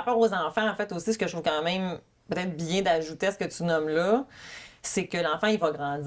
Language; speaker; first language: French; native; French